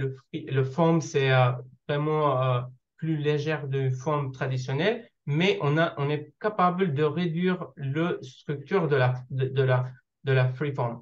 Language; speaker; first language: French; non-native, learner; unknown